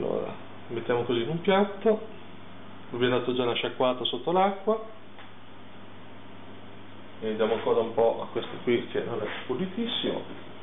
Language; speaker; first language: Italian; native; Italian